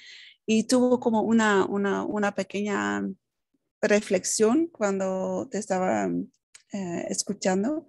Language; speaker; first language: Spanish; non-native, fluent; Dutch